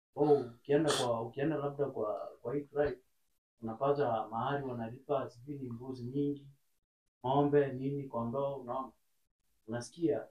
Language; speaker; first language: Swahili; native; Swahili